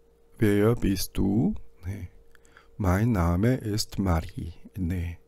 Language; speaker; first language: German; non-native, fluent; Korean